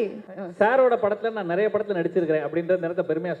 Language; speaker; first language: Tamil; native; Tamil